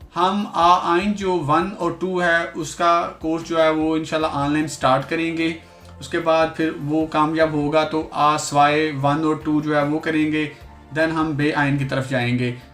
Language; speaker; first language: Urdu; native; Urdu